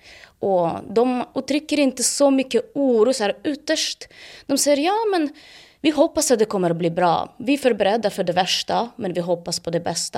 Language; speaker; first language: Swedish; non-native, fluent; Ukrainian